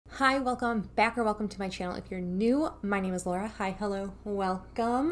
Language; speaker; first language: English; native; English